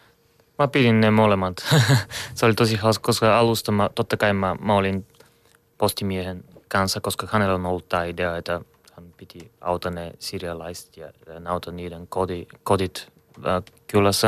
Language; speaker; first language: Finnish; non-native, learner; Bulgarian